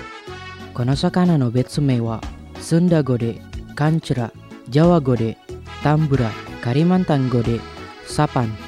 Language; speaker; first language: Japanese; non-native, fluent; Indonesian